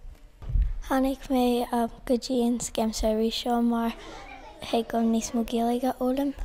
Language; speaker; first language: Irish; non-native, learner; English